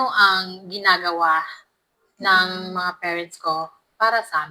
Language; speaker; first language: Filipino; non-native, local second language; Cebuano